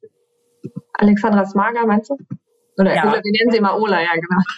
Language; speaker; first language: German; native; German